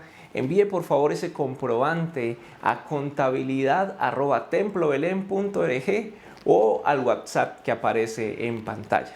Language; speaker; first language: Spanish; native; Spanish